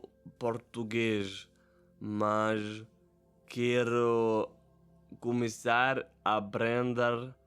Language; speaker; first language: Portuguese; non-native, learner; German